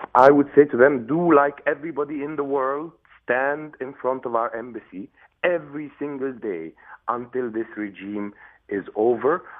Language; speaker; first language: English; non-native, fluent; Arabic